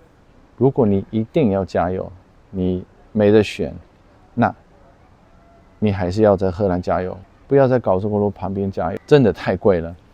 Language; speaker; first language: Chinese; non-native, fluent; Dutch